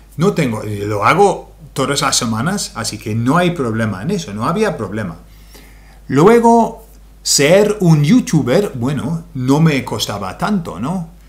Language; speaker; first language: Spanish; non-native, fluent; English